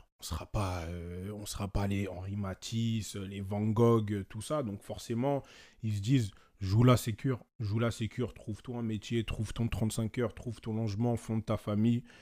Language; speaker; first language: French; native; French